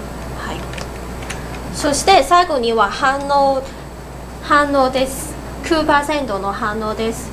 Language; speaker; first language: Japanese; non-native, learner; Cantonese